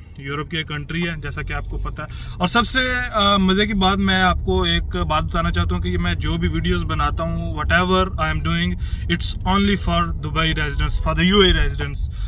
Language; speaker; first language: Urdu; non-native, local second language; Punjabi